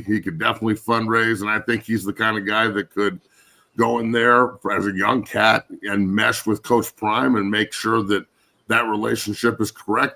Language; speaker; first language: English; native; English